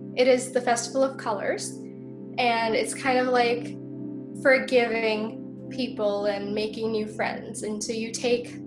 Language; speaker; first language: English; native; English